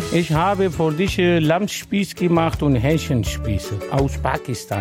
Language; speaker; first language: German; non-native, learner; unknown